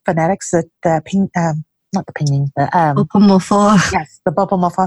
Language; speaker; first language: English; early bilingual, other home language; Chinese